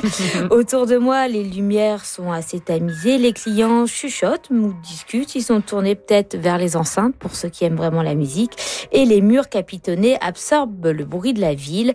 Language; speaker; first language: French; native; French